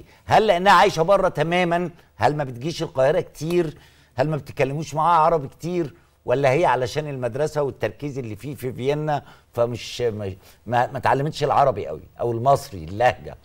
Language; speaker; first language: Arabic; native; Arabic